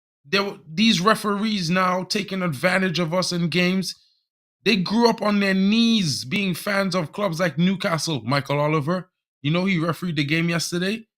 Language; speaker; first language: English; native; English